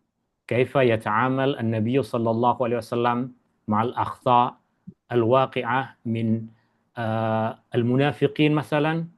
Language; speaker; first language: Arabic; non-native, fluent; Malay